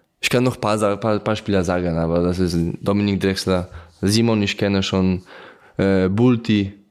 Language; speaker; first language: German; non-native, learner; Polish